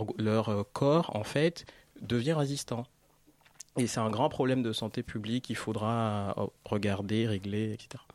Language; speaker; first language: French; non-native, local second language; Fon